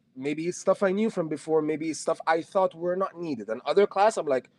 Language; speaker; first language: English; non-native, fluent; Arabic